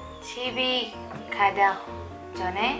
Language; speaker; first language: Korean; non-native, learner; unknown